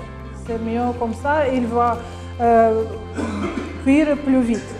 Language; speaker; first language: French; non-native, learner; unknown